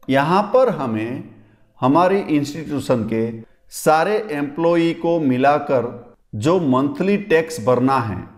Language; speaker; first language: Hindi; non-native, local second language; Gujarati